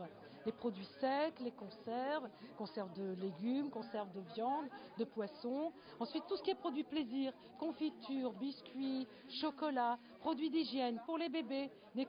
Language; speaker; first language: French; native; French